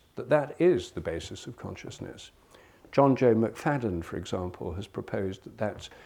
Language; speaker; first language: English; native; English